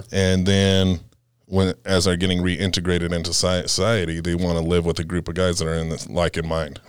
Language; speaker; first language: English; native; English